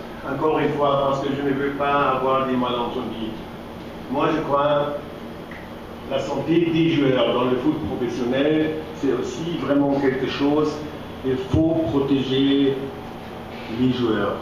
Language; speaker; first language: French; non-native, fluent; German